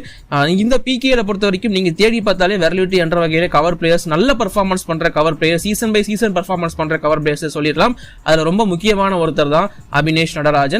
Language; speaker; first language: Tamil; native; Tamil